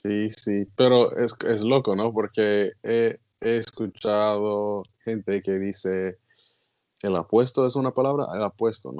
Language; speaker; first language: Spanish; non-native, learner; English